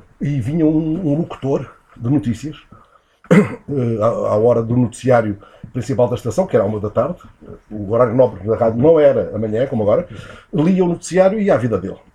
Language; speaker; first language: Portuguese; native; Portuguese